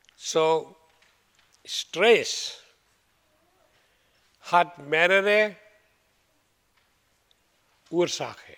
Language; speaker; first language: German; non-native, learner; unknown